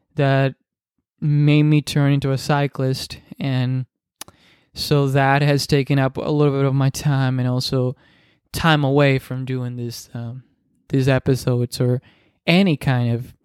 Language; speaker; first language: English; non-native, fluent; Spanish